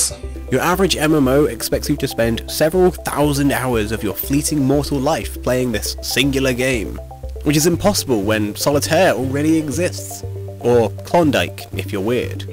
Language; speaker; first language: English; native; English